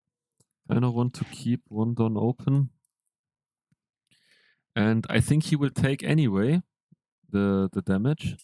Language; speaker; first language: English; non-native, fluent; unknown